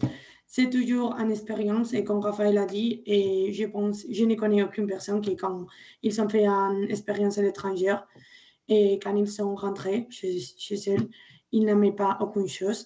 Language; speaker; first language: French; non-native, learner; Spanish